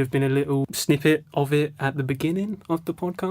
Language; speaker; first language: English; native; English